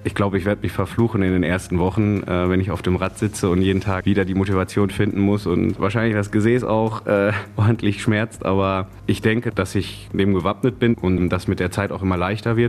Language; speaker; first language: German; native; German